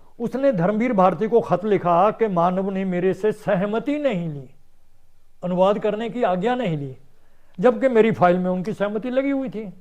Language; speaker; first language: Hindi; non-native, local second language; Punjabi